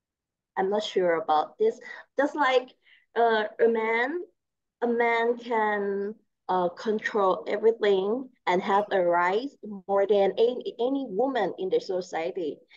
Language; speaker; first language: English; non-native, learner; Thai